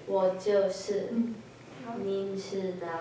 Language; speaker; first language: Chinese; non-native, learner; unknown